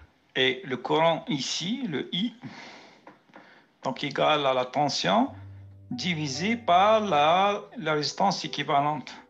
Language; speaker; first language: French; native; French